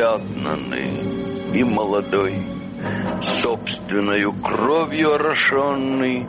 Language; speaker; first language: Russian; native; Russian